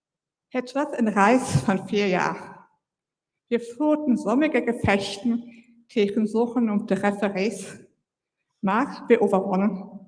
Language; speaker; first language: Dutch; non-native, fluent; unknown